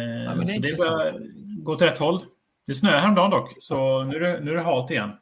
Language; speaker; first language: Swedish; native; Swedish